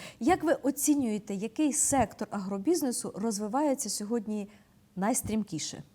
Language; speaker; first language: Ukrainian; native; Ukrainian